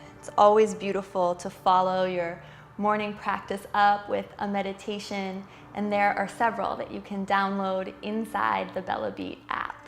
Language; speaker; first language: English; native; English